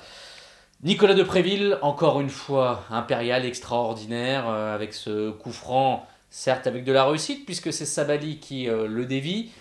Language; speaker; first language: French; native; French